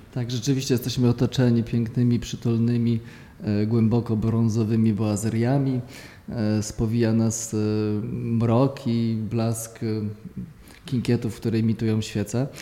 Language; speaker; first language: Polish; native; Polish